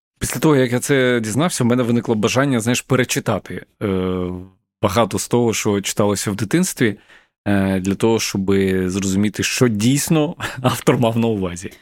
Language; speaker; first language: Ukrainian; native; Ukrainian